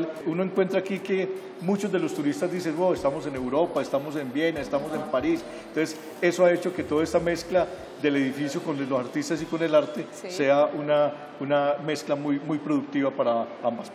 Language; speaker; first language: Spanish; native; Spanish